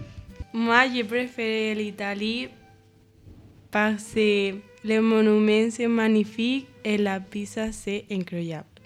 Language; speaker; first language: French; non-native, learner; Spanish